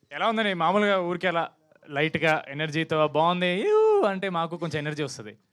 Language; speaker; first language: Telugu; native; Telugu